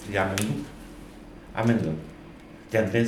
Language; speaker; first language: German; non-native, learner; Romanian